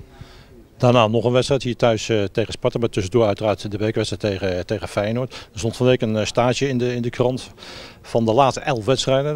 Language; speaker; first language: Dutch; native; Dutch